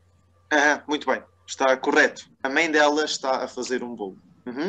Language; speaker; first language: Portuguese; non-native, fluent; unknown